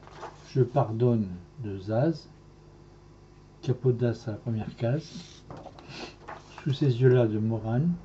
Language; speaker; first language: French; native; French